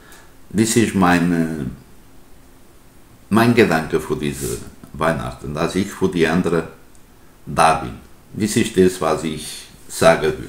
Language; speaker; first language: German; non-native, learner; Portuguese